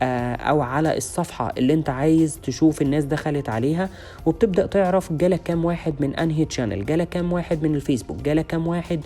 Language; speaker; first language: Arabic; native; Arabic